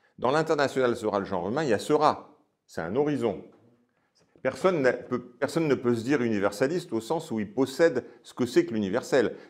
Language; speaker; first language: French; native; French